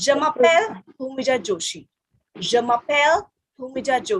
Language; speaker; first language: French; non-native, fluent; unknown